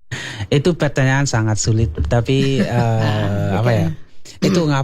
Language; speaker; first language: Indonesian; non-native, learner; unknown